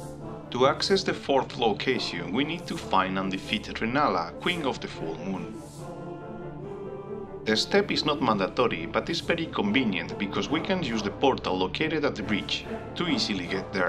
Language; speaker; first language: English; non-native, fluent; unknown